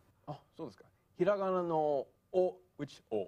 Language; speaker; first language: Japanese; non-native, fluent; English